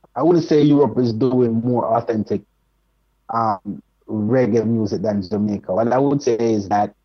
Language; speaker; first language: English; non-native, local second language; Jamaican Creole English